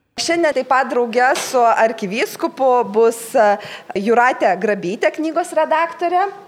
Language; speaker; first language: Lithuanian; native; Lithuanian